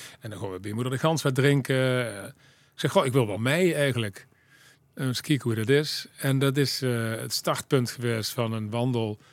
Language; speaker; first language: Dutch; native; Dutch